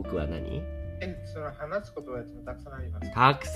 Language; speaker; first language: Japanese; non-native, learner; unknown